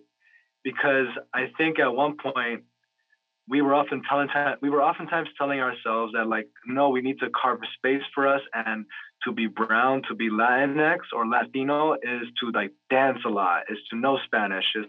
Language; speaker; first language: English; native; English